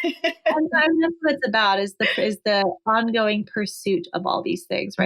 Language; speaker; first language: English; native; English